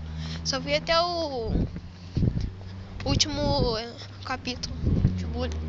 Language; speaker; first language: Portuguese; native; Portuguese